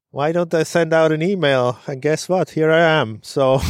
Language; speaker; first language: English; non-native, fluent; German